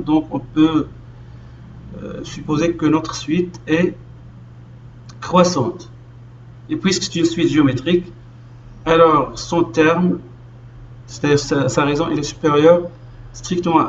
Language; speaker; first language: French; non-native, local second language; Arabic